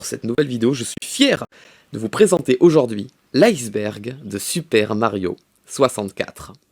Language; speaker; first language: French; native; French